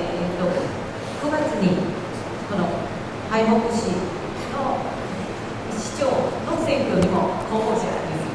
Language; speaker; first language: Japanese; non-native, fluent; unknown